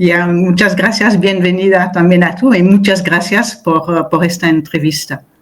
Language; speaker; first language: Spanish; non-native, fluent; French